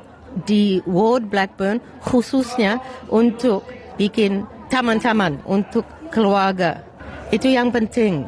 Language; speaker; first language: Indonesian; non-native, fluent; English